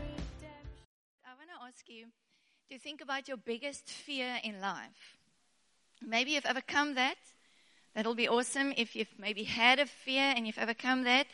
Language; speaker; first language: English; non-native, local second language; Afrikaans